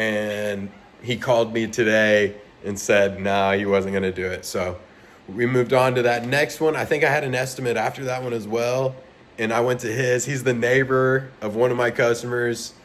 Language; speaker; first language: English; native; English